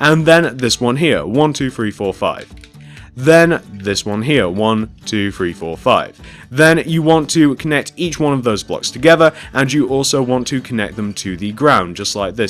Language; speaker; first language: English; native; English